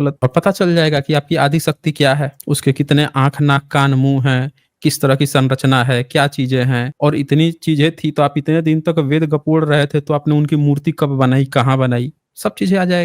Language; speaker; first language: Hindi; native; Hindi